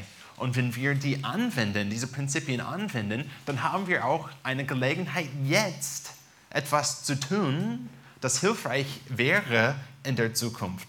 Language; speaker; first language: German; non-native, fluent; English